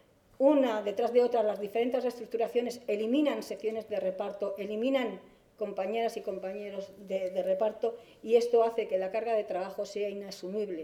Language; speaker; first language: Spanish; native; Spanish